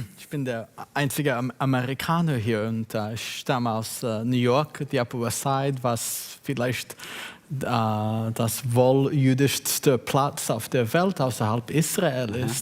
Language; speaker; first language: German; non-native, fluent; English